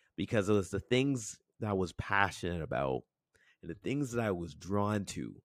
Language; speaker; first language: English; native; English